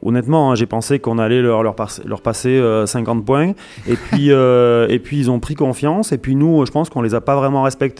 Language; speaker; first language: French; native; French